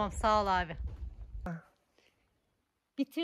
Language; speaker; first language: Turkish; native; Turkish